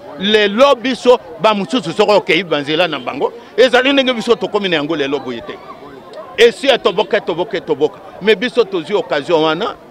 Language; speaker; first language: Lingala; native; Lingala